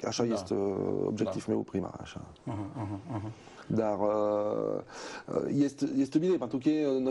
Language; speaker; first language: Romanian; non-native, learner; French